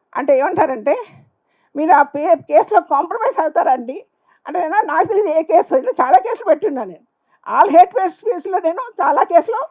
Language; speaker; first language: Telugu; non-native, local second language; Urdu